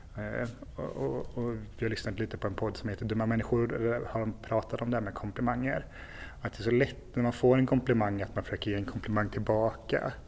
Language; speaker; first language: Swedish; native; Swedish